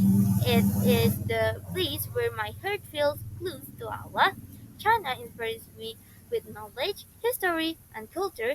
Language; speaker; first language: English; non-native, learner; Indonesian